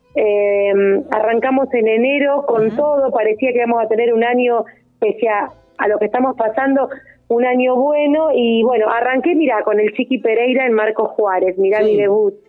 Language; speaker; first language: Spanish; native; Spanish